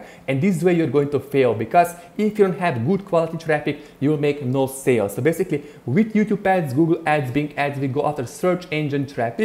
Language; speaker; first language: English; non-native, fluent; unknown